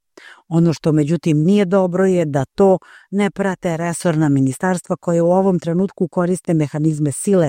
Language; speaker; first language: Croatian; native; Croatian